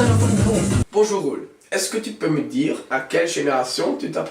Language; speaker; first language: French; non-native, learner; Dutch